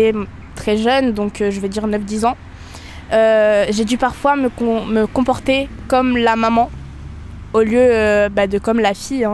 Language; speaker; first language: French; native; French